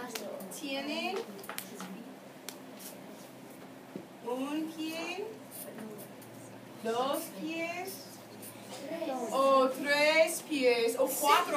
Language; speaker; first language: Spanish; non-native, fluent; English